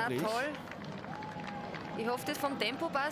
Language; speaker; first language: German; native; German